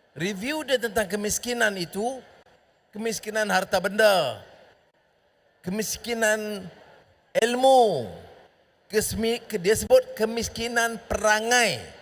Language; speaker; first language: Malay; native; Malay